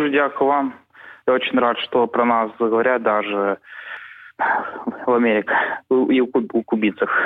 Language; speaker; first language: Ukrainian; non-native, local second language; Russian